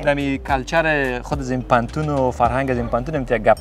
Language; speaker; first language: Persian; native; Persian